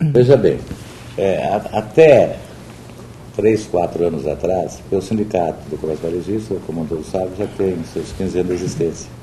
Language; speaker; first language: Portuguese; native; Portuguese